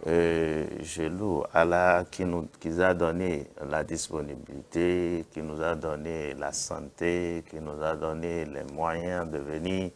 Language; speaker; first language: French; non-native, local second language; Yoruba